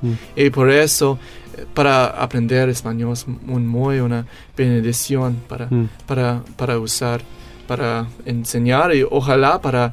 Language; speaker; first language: Spanish; non-native, learner; English